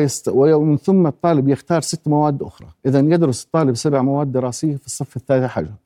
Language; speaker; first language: Arabic; native; Arabic